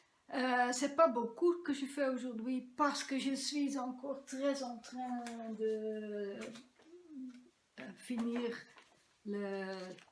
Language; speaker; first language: French; non-native, learner; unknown